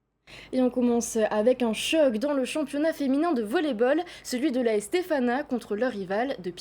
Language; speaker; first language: French; native; French